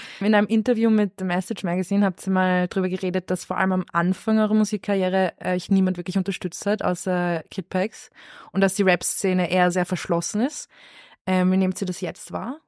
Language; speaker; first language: German; native; German